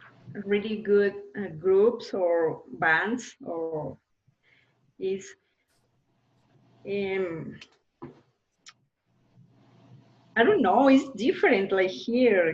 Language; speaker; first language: English; non-native, learner; Spanish